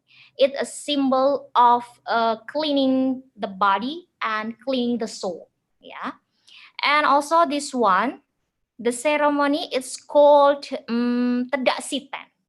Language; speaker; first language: English; non-native, fluent; Indonesian